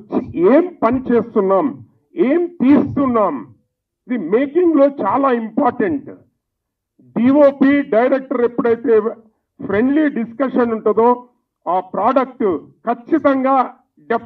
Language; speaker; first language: Telugu; native; Telugu